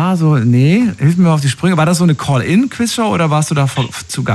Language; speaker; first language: German; native; German